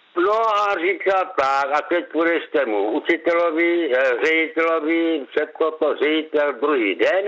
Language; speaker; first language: Czech; native; Czech